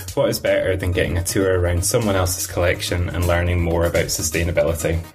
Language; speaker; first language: English; native; English